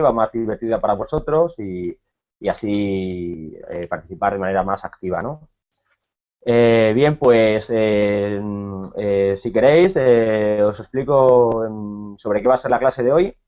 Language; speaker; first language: Spanish; native; Spanish